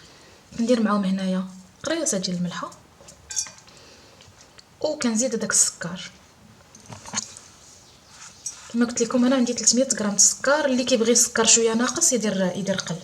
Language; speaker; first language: Arabic; native; Arabic